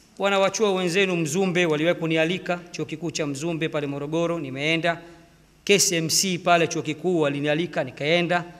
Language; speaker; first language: Swahili; native; Swahili